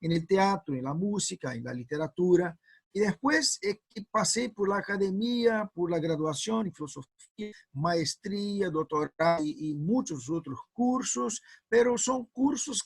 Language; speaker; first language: Spanish; non-native, fluent; Portuguese